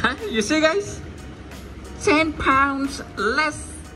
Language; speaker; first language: English; non-native, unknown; Spanish